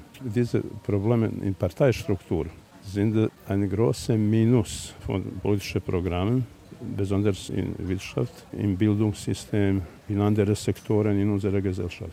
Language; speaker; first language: German; non-native, fluent; Serbian